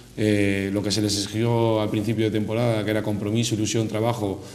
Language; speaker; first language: Spanish; native; Spanish